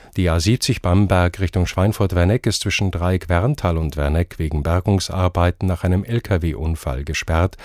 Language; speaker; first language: German; native; German